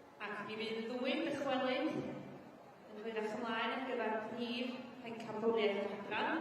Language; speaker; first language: Welsh; native; Welsh